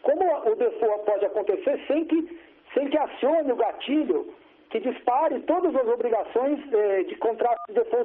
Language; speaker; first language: Portuguese; native; Portuguese